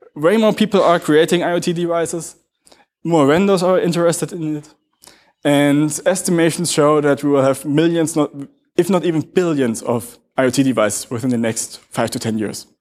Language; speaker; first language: English; non-native, fluent; German